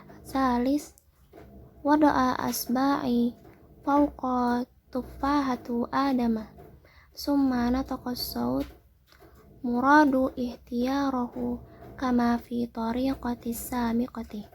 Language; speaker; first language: Arabic; non-native, learner; Indonesian